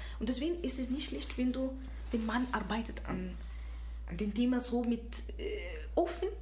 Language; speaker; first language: German; non-native, fluent; Arabic